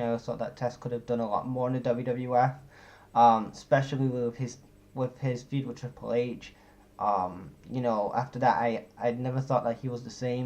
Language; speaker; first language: English; native; English